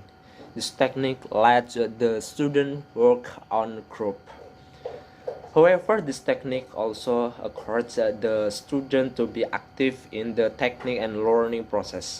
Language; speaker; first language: English; non-native, learner; Indonesian